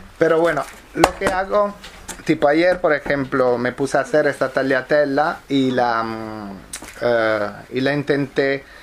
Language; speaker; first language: Spanish; non-native, fluent; Italian